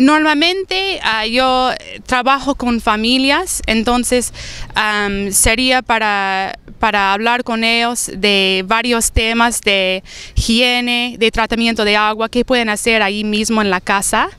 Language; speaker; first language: Spanish; non-native, fluent; English